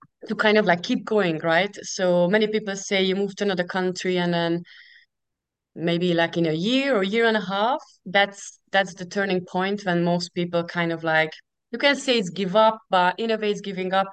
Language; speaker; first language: English; non-native, fluent; Hungarian